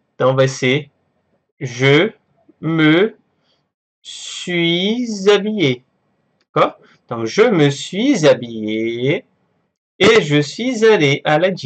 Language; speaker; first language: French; non-native, fluent; Portuguese